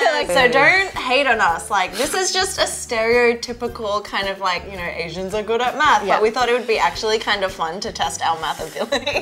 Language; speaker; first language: English; native; English